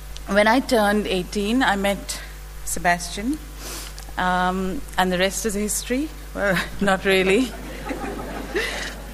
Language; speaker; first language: English; non-native, local second language; Malayalam